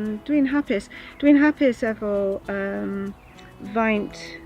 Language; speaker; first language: Welsh; non-native, learner; English